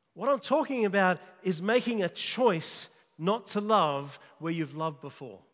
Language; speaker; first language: English; native; English